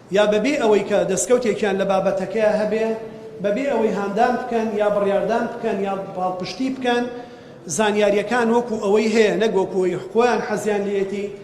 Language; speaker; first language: Central Kurdish; native; Central Kurdish